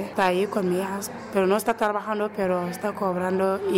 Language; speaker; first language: Spanish; non-native, learner; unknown